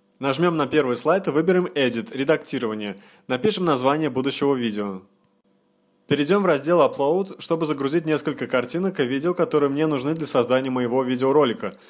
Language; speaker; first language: Russian; native; Russian